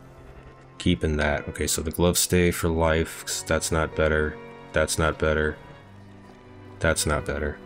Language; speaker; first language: English; native; English